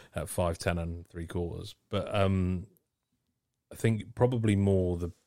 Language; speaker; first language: English; native; English